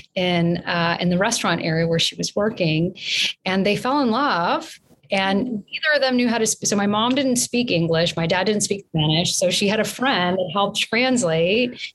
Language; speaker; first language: English; early bilingual, other home language; Spanish